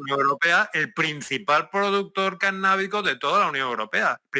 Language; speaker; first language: Spanish; native; Spanish